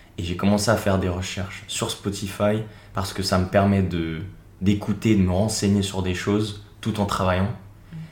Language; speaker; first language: French; native; French